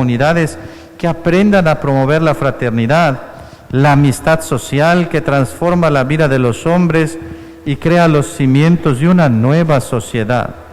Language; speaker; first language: Spanish; native; Spanish